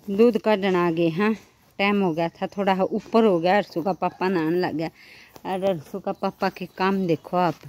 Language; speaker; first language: Hindi; native; Hindi